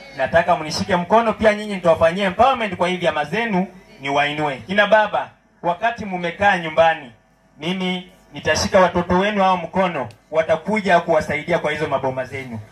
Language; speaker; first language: Swahili; non-native, local second language; Luyia